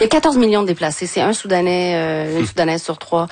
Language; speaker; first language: French; native; French